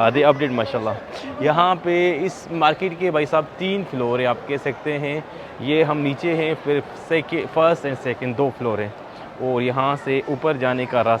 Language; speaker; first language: Hindi; non-native, local second language; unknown